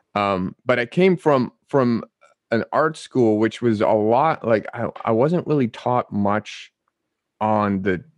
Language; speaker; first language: English; non-native, fluent; Dutch